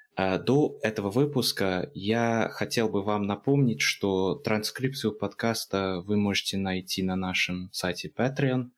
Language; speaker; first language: Russian; non-native, fluent; English